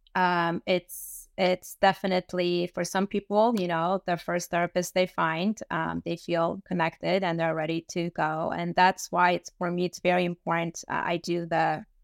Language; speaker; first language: English; early bilingual, other home language; Persian